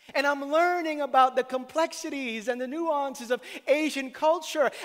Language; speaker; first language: English; native; English